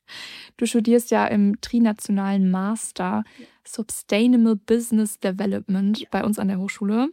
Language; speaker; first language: German; native; German